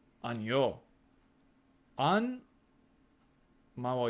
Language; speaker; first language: Korean; non-native, learner; English